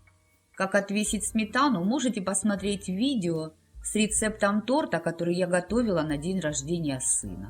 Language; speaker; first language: Russian; native; Russian